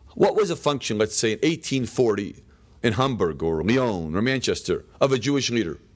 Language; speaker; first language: English; native; English